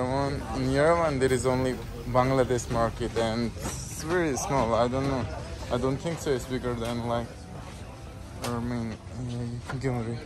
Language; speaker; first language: English; non-native, local second language; Bangla